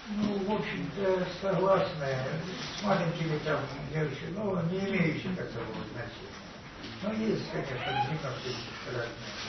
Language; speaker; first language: Russian; native; Russian